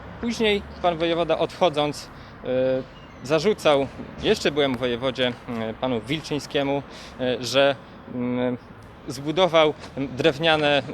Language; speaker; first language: Polish; native; Polish